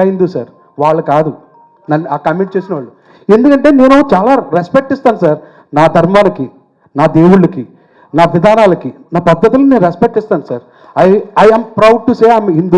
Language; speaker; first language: Telugu; native; Telugu